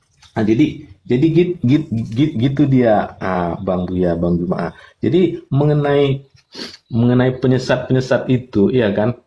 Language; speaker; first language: Indonesian; native; Indonesian